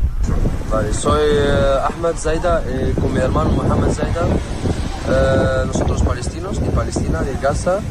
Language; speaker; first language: Spanish; non-native, learner; Arabic